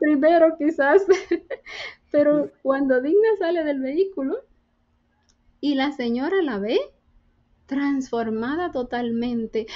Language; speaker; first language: Spanish; native; Spanish